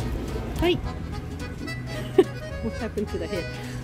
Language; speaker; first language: English; non-native, learner; Japanese